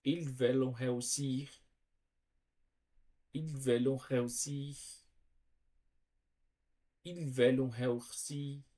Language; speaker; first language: French; non-native, learner; Portuguese